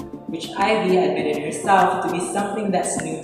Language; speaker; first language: English; non-native, local second language; Cebuano